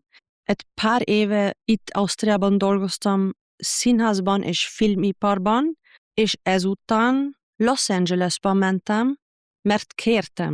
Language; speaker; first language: Hungarian; non-native, fluent; German